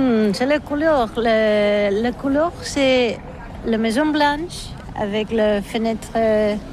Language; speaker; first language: French; non-native, learner; Catalan